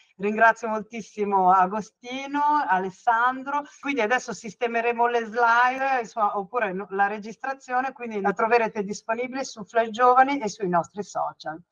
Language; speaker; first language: Italian; native; Italian